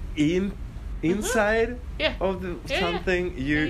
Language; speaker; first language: English; non-native, fluent; Russian